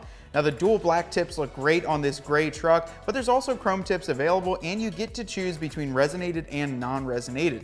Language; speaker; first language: English; native; English